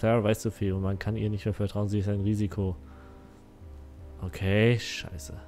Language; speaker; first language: German; native; German